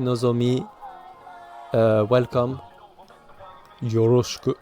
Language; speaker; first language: French; native; French